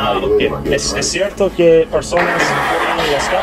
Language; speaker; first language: Spanish; non-native, learner; English